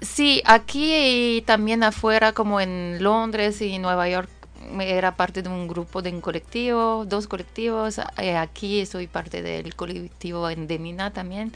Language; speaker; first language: Spanish; non-native, fluent; English